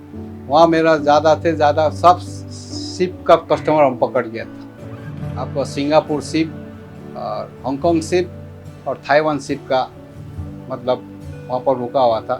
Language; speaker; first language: Hindi; non-native, local second language; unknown